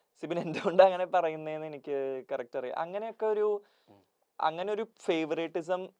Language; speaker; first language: Malayalam; native; Malayalam